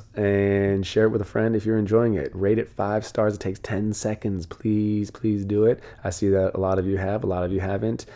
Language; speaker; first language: English; native; English